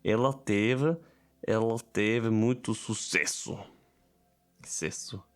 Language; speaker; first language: Portuguese; non-native, learner; German